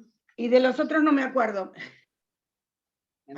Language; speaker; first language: Spanish; native; Spanish